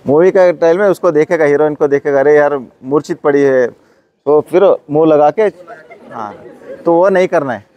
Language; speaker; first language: Hindi; non-native, local second language; Kannada